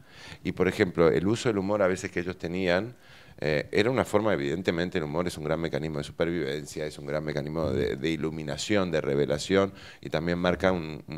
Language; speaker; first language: Spanish; native; Spanish